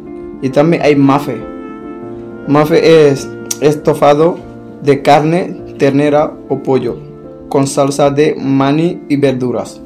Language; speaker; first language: Spanish; non-native, learner; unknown